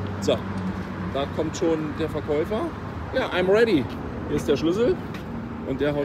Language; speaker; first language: German; native; German